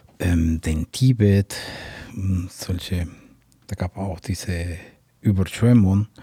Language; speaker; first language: German; non-native, fluent; Spanish